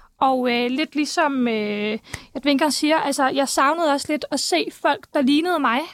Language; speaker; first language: Danish; early bilingual, other home language; Turkish